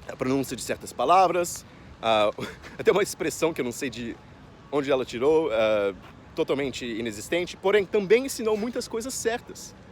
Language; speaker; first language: Portuguese; native; Portuguese